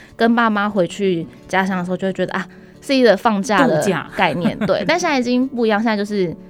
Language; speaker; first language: Chinese; native; Chinese